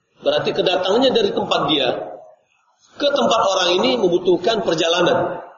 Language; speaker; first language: Indonesian; non-native, local second language; Minangkabau